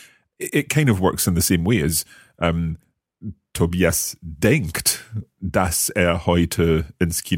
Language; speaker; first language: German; non-native, learner; English